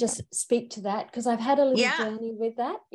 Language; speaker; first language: English; native; English